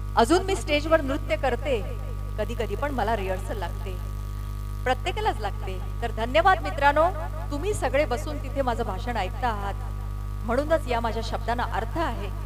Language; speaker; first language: Marathi; non-native, local second language; Konkani